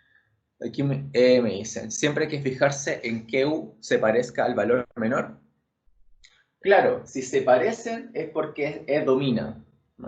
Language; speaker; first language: Spanish; native; Spanish